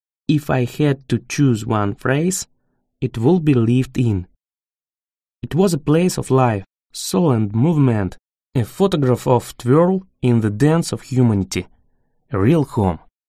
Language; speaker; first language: English; native; English